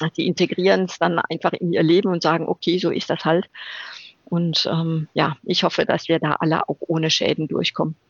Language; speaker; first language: German; native; German